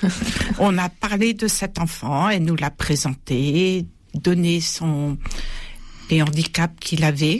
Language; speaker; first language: French; native; French